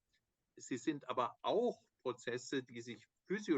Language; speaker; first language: German; native; German